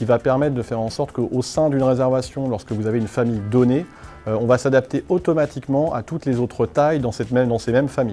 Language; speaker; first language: French; native; French